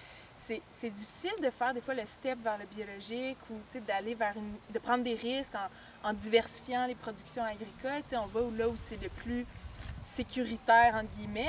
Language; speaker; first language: French; native; French